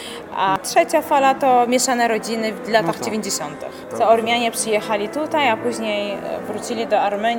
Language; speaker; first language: Polish; non-native, fluent; Armenian